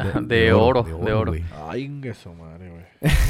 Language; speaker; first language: Spanish; native; Spanish